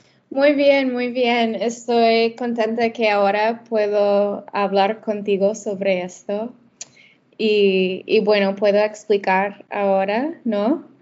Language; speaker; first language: Spanish; non-native, learner; English